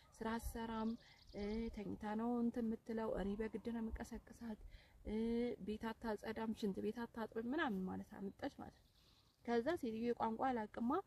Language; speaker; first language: Amharic; native; Amharic